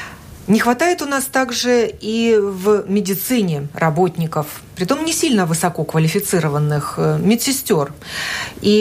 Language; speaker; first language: Russian; native; Russian